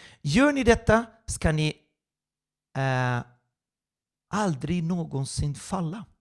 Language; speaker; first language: Swedish; non-native, fluent; Portuguese